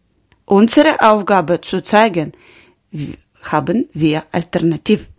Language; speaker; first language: German; non-native, learner; Ukrainian